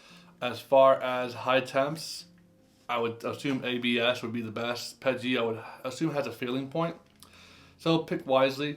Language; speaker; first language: English; native; English